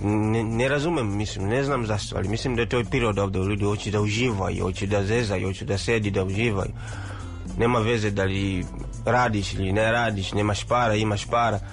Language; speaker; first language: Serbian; non-native, learner; Swahili